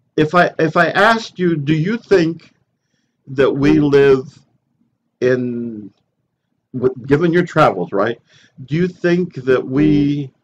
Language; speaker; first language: English; early bilingual, other home language; Spanish